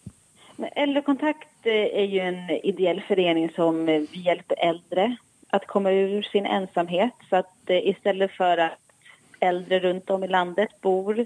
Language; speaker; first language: Swedish; native; Swedish